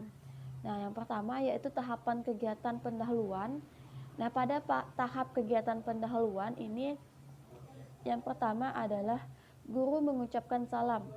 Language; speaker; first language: Indonesian; native; Indonesian